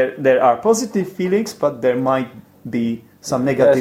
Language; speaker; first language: English; non-native, fluent; Czech